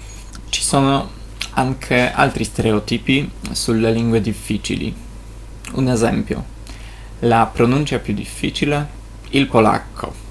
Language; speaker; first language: Italian; non-native, fluent; Polish